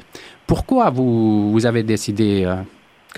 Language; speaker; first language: French; non-native, fluent; Hungarian